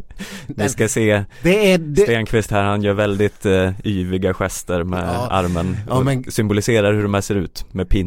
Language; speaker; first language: Swedish; native; Swedish